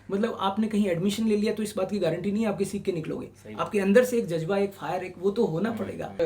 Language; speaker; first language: Hindi; non-native, local second language; Marwari